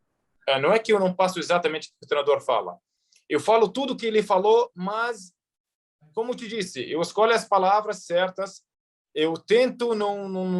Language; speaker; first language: Portuguese; early bilingual, heritage; Arabic